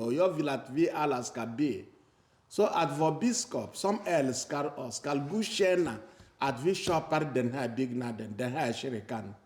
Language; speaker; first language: Swedish; non-native, fluent; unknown